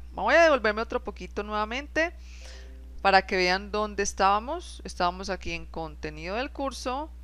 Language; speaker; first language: Spanish; native; Spanish